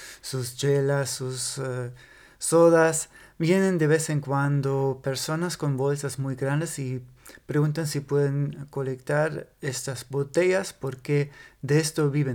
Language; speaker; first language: Spanish; non-native, fluent; German